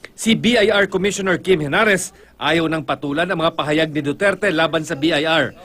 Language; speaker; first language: Filipino; native; Filipino